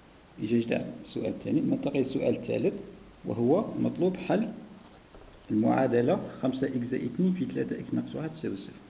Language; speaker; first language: Arabic; native; Arabic